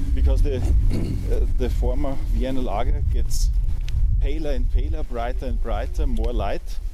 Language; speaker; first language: English; non-native, fluent; German